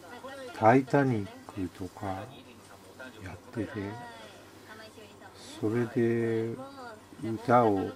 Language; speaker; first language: Japanese; native; Japanese